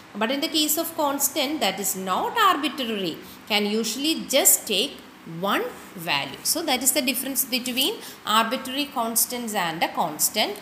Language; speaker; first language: English; non-native, local second language; Malayalam